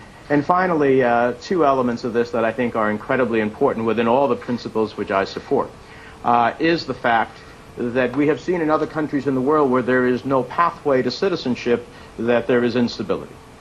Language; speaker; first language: English; early bilingual, other home language; Spanish